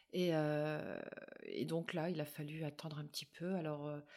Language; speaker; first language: French; native; French